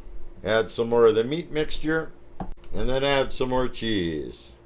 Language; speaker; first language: English; native; English